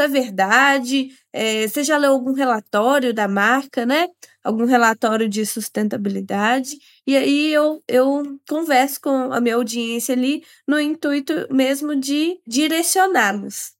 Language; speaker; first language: Portuguese; native; Portuguese